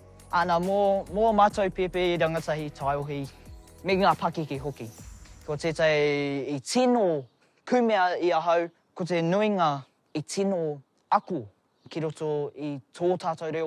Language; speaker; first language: Māori; non-native, local second language; English